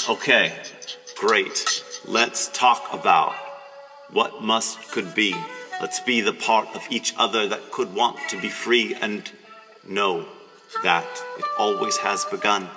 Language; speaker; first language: English; native; English